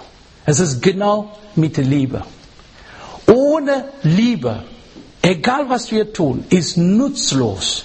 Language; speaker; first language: German; non-native, learner; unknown